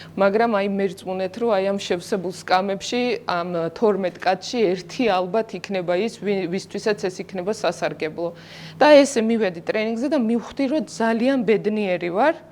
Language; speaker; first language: Georgian; non-native, local second language; Russian